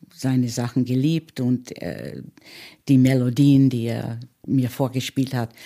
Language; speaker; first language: German; early bilingual, heritage; German